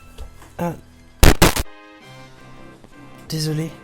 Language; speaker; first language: French; native; French